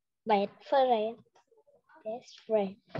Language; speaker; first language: English; non-native, learner; Vietnamese